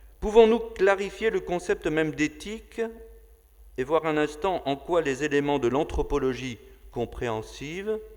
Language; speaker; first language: French; native; French